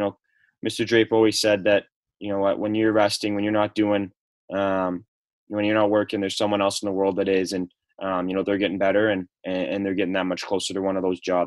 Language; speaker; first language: English; native; English